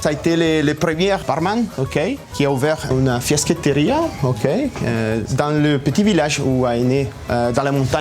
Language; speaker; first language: French; non-native, learner; Italian